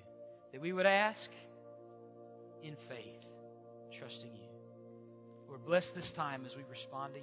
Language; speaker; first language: English; native; English